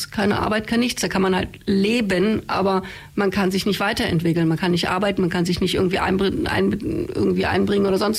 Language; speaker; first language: German; native; German